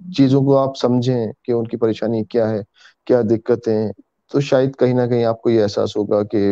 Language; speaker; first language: Hindi; native; Hindi